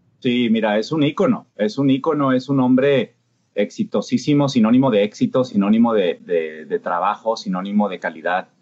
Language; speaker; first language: Spanish; native; Spanish